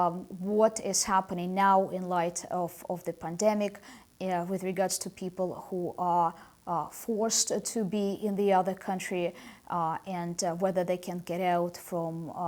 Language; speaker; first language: English; non-native, fluent; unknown